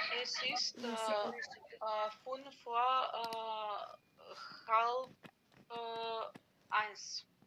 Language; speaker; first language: German; non-native, learner; Macedonian